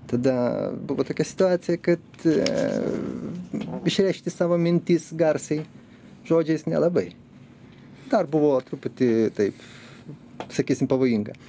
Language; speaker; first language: Lithuanian; non-native, local second language; Russian